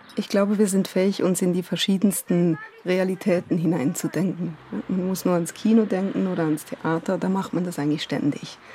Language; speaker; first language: German; native; German